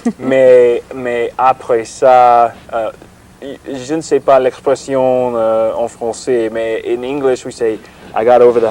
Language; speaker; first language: French; non-native, learner; English